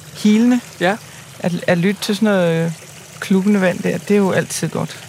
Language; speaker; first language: Danish; native; Danish